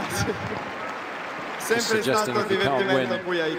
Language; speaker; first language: Italian; non-native, learner; Spanish